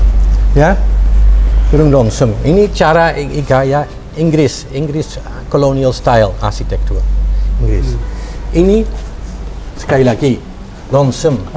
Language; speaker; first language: Indonesian; non-native, fluent; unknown